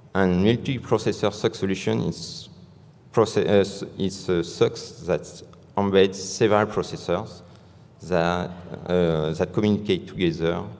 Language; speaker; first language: English; non-native, fluent; French